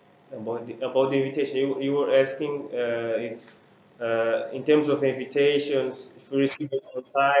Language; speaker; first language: English; non-native, fluent; Portuguese